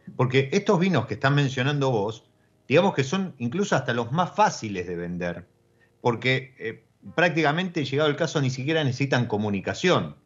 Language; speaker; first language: Spanish; native; Spanish